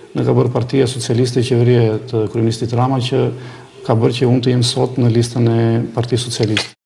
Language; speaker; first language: Albanian; non-native, local second language; Macedonian